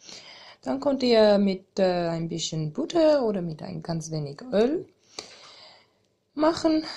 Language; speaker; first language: German; non-native, learner; Armenian